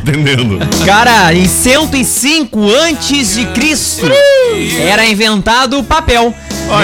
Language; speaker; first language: Portuguese; native; Portuguese